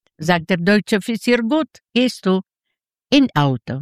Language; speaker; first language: German; non-native, learner; Yiddish